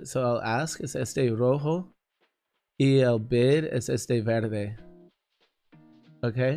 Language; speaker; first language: Spanish; non-native, learner; English